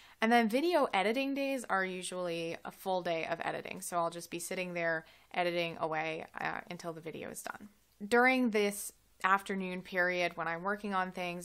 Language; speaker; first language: English; native; English